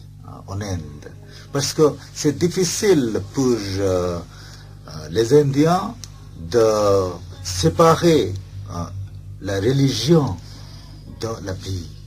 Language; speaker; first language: French; non-native, fluent; Bangla